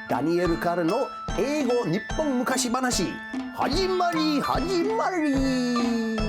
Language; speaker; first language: Japanese; non-native, fluent; English